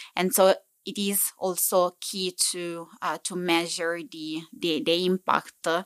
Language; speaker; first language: English; non-native, fluent; Italian